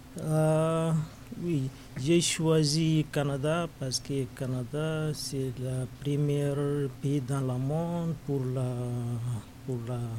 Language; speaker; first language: French; non-native, learner; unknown